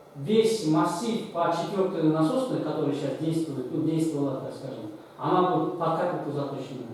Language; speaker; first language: Russian; non-native, local second language; Kazakh